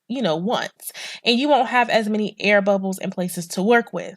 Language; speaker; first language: English; native; English